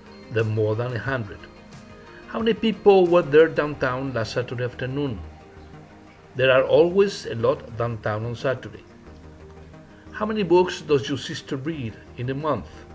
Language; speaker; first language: English; non-native, fluent; Spanish